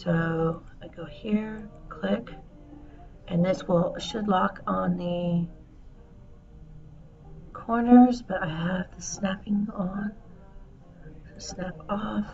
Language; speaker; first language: English; native; English